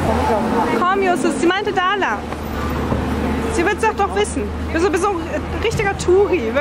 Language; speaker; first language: German; native; German